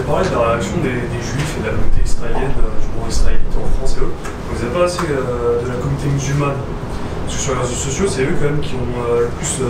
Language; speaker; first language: French; native; French